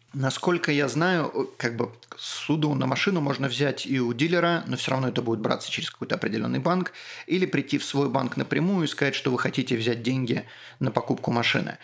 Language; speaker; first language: Russian; native; Russian